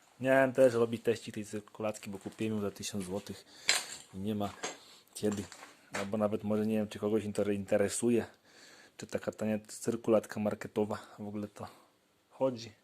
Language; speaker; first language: Polish; native; Polish